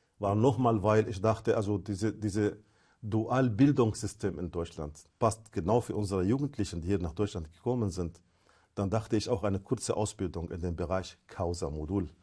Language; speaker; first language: German; non-native, fluent; Arabic